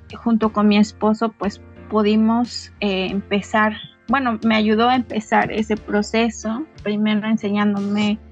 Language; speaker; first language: Spanish; non-native, local second language; Nahuatl languages